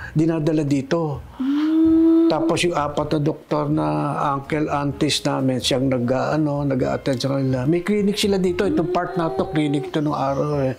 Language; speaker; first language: Filipino; native; Filipino